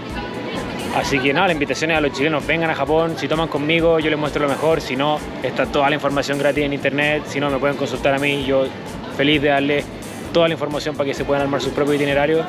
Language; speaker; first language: Spanish; native; Spanish